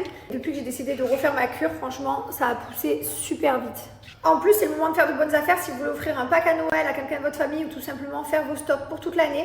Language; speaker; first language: French; native; French